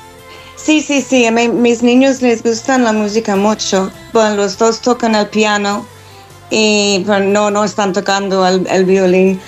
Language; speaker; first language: Spanish; non-native, fluent; English